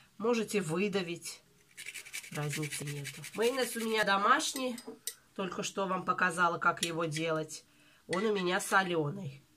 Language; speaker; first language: Russian; native; Russian